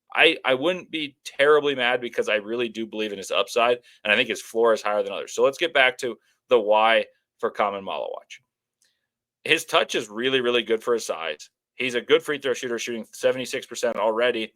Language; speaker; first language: English; native; English